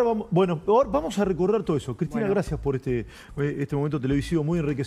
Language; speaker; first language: Spanish; native; Spanish